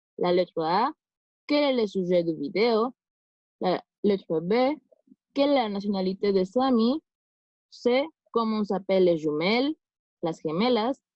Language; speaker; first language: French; non-native, fluent; Spanish